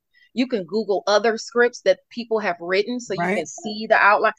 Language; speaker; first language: English; native; English